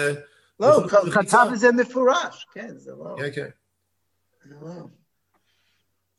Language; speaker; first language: Hebrew; non-native, fluent; English